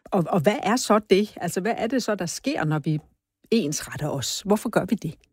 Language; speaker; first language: Danish; native; Danish